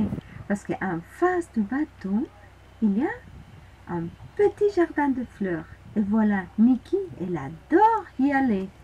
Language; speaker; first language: French; non-native, fluent; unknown